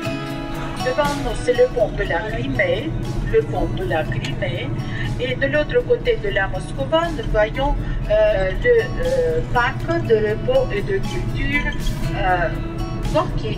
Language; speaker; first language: French; non-native, fluent; Russian